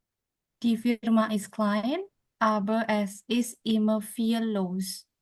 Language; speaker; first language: German; non-native, learner; Indonesian